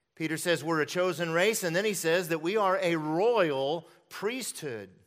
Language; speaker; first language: English; early bilingual, other home language; Hungarian